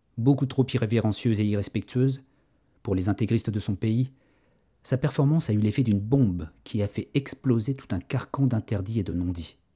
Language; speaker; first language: French; native; French